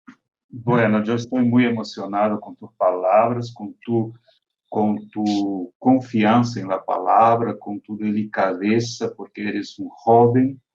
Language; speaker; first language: Spanish; non-native, fluent; Portuguese